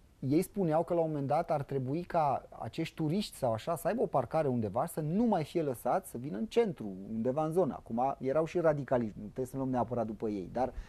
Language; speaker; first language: Romanian; native; Romanian